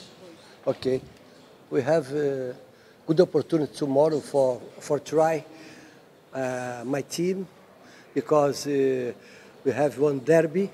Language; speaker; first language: English; non-native, learner; Portuguese